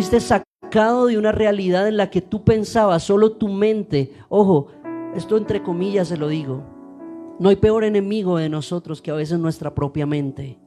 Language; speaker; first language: Spanish; native; Spanish